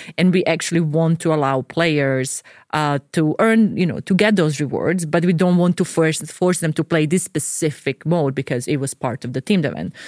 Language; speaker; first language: English; non-native, fluent; Croatian